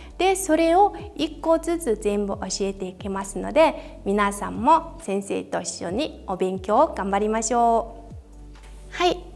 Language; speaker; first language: Japanese; non-native, fluent; Mongolian